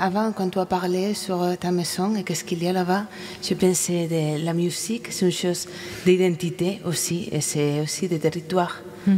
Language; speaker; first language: French; non-native, fluent; Spanish